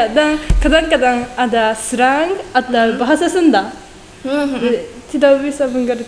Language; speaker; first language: Indonesian; non-native, learner; Japanese